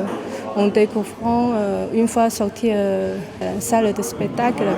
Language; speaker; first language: French; non-native, fluent; Chinese